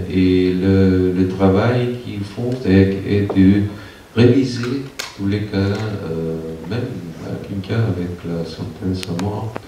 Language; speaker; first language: French; non-native, fluent; Spanish